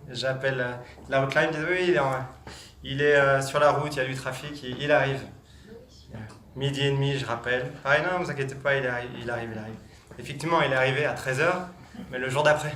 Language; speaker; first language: French; native; French